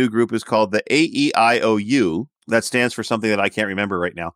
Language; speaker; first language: English; native; English